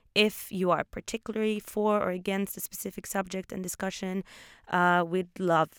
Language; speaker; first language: English; early bilingual, other home language; Polish